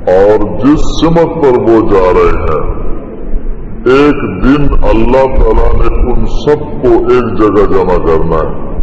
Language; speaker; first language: Urdu; non-native, local second language; Pashto